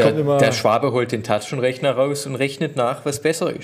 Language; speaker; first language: German; native; German